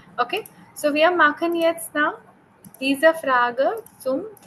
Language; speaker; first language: German; non-native, learner; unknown